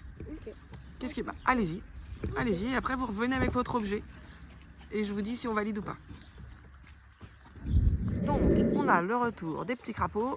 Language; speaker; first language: French; native; French